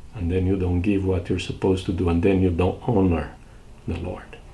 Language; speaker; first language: English; non-native, fluent; Portuguese